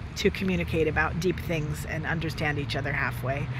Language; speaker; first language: English; native; English